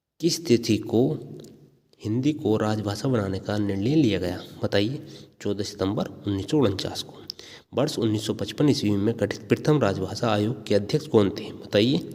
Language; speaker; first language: Hindi; native; Hindi